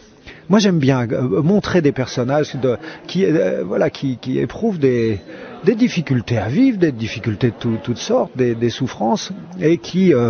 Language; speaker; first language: French; native; French